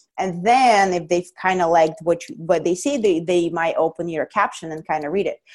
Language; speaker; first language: English; non-native, fluent; Russian